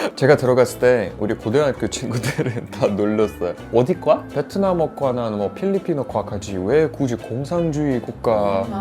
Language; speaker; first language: Korean; non-native, fluent; Russian